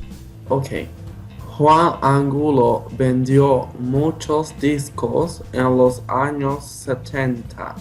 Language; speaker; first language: Spanish; non-native, learner; English